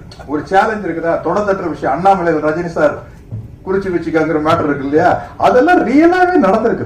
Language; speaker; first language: Tamil; native; Tamil